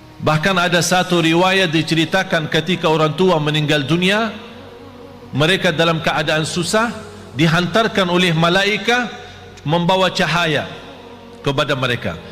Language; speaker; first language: Malay; non-native, fluent; Arabic